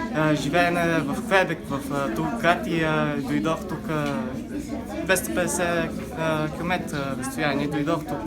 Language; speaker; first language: Bulgarian; early bilingual, heritage; Bulgarian